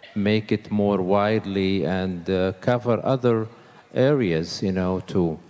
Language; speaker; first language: English; non-native, fluent; Arabic